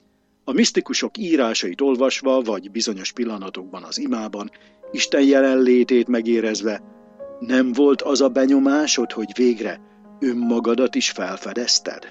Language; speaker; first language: Hungarian; native; Hungarian